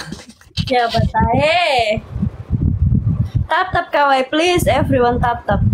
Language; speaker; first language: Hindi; non-native, learner; Pashto